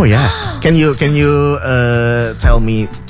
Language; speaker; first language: English; non-native, fluent; Indonesian